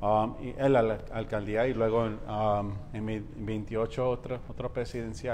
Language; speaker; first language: Spanish; early bilingual, heritage; Spanish